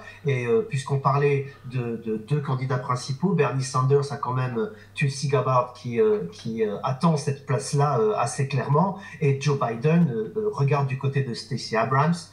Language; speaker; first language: French; native; French